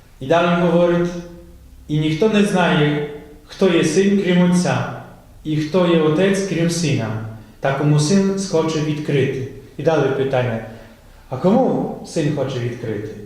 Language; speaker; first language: Ukrainian; non-native, fluent; Polish